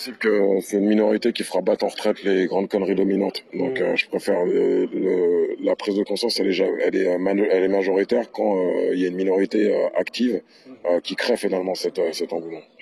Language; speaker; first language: French; native; French